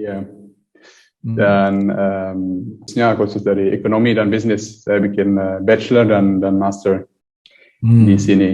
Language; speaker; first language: Indonesian; early bilingual, heritage; German